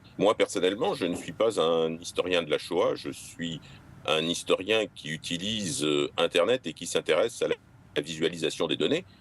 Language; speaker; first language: French; native; French